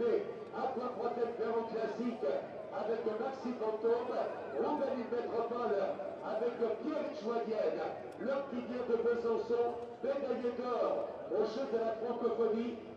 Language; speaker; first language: French; native; French